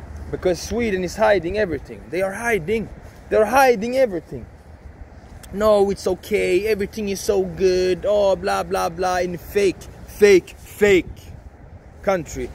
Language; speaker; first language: English; non-native, fluent; Swedish